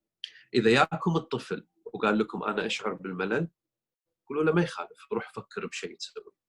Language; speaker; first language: Arabic; native; Arabic